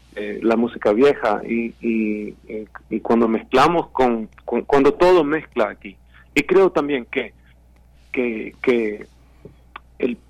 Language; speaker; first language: Spanish; non-native, fluent; Swedish